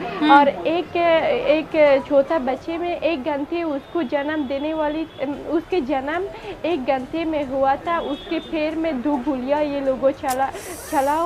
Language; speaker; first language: Hindi; non-native, fluent; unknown